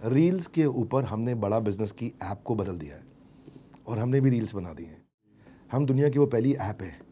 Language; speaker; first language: Hindi; native; Hindi